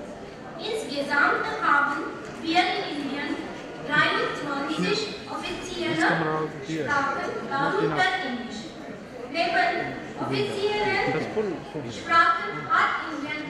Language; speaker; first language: German; non-native, fluent; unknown